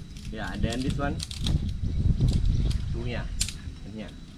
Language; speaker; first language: English; non-native, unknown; Thai